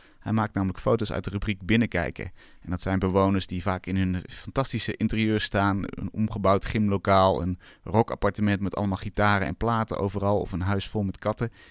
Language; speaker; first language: Dutch; native; Dutch